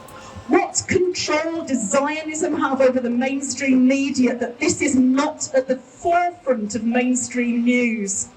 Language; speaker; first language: English; native; English